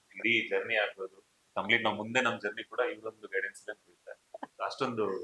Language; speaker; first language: Kannada; native; Kannada